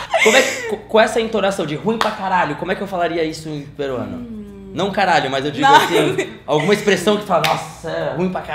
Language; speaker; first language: Portuguese; native; Portuguese